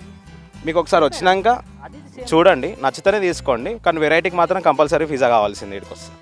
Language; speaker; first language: Telugu; native; Telugu